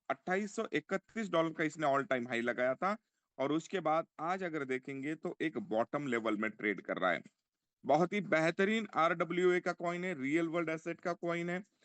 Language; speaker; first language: Hindi; non-native, local second language; Marathi